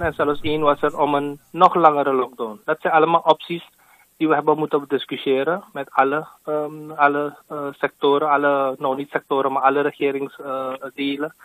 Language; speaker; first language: Dutch; native; Dutch